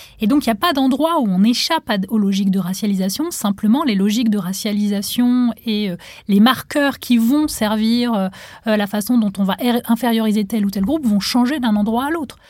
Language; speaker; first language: French; non-native, local second language; Arabic